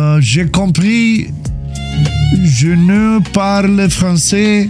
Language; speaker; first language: French; non-native, learner; Romanian